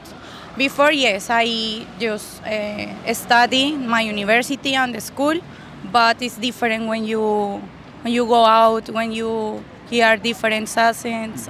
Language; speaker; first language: English; non-native, learner; Spanish